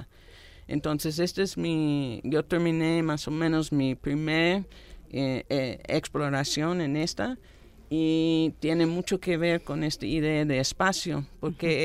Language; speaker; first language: Spanish; non-native, fluent; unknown